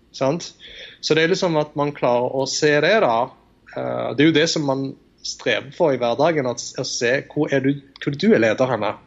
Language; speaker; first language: Norwegian; early bilingual, other home language; Tamil